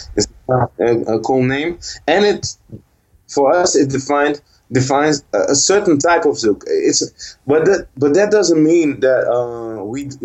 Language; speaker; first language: English; early bilingual, heritage; Dutch